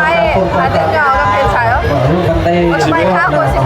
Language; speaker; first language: Korean; non-native, learner; Thai